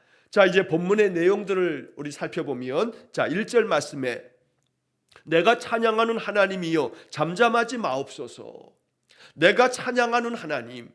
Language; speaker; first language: Korean; native; Korean